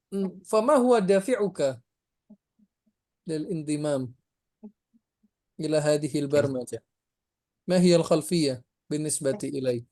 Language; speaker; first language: Arabic; non-native, fluent; Indonesian